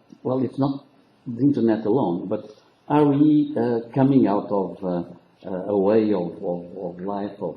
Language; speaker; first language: English; non-native, local second language; Portuguese